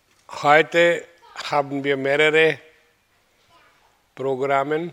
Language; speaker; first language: German; non-native, learner; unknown